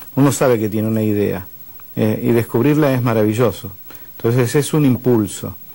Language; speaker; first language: Spanish; native; Spanish